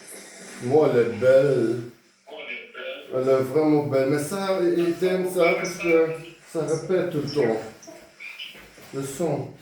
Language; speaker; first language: French; non-native, fluent; Dutch